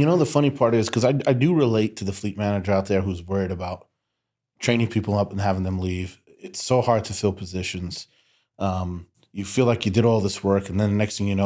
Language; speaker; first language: English; native; English